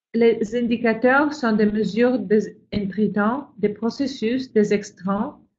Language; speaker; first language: French; non-native, fluent; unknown